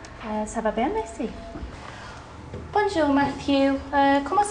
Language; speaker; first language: French; non-native, fluent; English